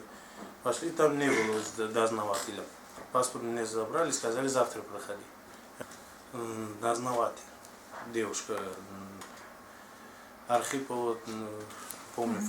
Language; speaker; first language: Russian; non-native, learner; Tajik